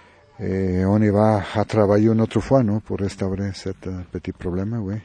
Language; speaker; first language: French; non-native, learner; Spanish